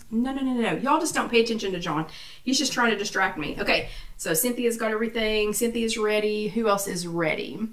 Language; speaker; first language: English; native; English